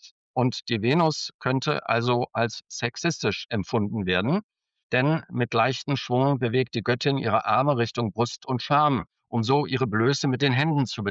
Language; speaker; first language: German; native; German